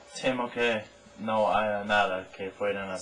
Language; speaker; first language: Spanish; non-native, learner; English